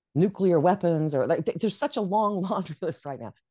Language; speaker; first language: English; native; English